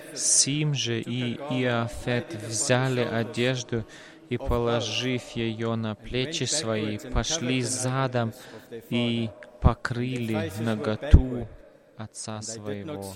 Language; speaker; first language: Russian; non-native, fluent; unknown